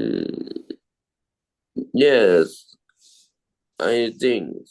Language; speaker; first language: English; non-native, learner; Thai